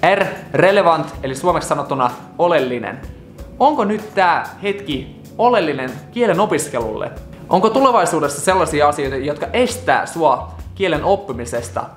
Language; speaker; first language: Finnish; non-native, fluent; Russian